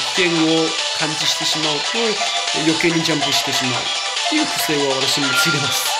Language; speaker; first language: Japanese; non-native, fluent; Chinese